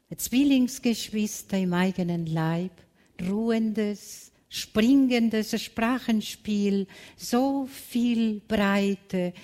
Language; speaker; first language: German; non-native, fluent; Spanish